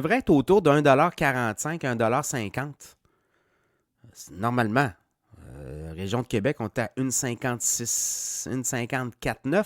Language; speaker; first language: French; native; French